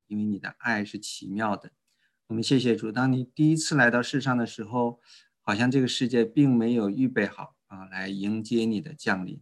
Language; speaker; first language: Chinese; native; Chinese